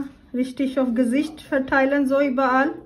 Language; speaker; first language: German; non-native, learner; Urdu